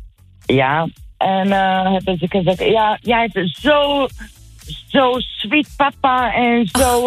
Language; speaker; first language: Dutch; non-native, fluent; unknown